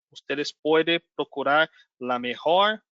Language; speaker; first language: Spanish; non-native, learner; Portuguese